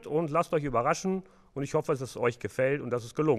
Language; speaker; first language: German; native; German